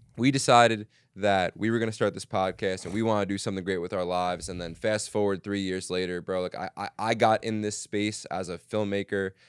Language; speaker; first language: English; native; English